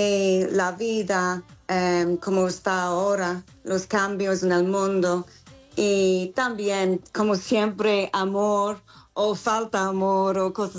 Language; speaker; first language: Spanish; non-native, fluent; English